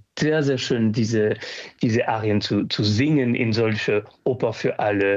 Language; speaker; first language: German; non-native, fluent; French